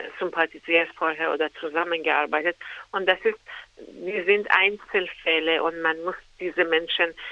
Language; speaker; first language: German; non-native, fluent; Persian